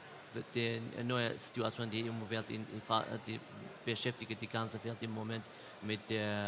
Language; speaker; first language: German; non-native, learner; Central Kurdish